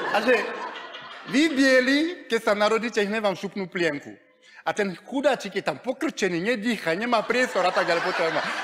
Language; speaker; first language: Slovak; non-native, fluent; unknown